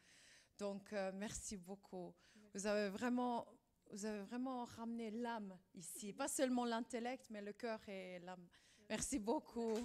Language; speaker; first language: French; non-native, fluent; German